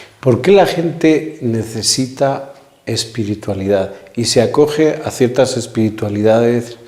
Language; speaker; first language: Spanish; native; Spanish